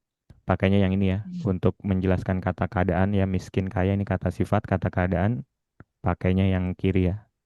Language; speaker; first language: Indonesian; native; Indonesian